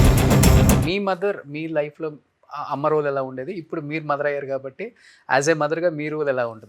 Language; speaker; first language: Telugu; native; Telugu